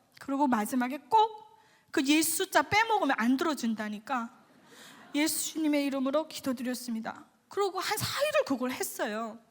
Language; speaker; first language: Korean; native; Korean